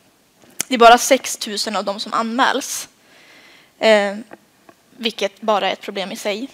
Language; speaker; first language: Swedish; native; Swedish